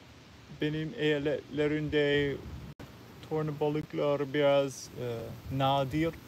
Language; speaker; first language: Turkish; non-native, learner; English